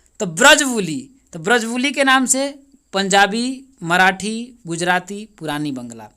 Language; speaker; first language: Hindi; native; Hindi